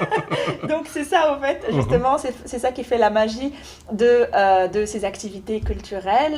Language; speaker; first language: French; native; French